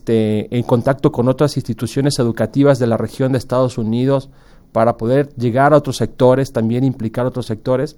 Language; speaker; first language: Spanish; native; Spanish